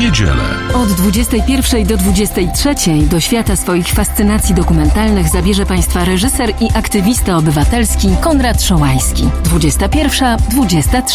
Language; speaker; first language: Polish; native; Polish